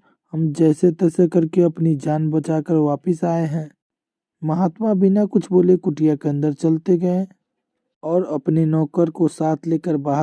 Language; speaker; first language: Hindi; native; Hindi